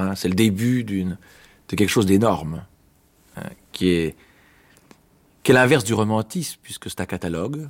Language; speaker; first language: French; native; French